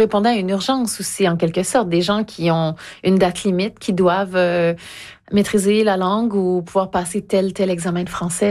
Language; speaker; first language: French; native; French